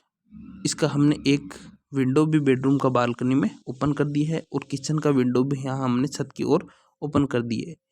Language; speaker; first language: Hindi; native; Hindi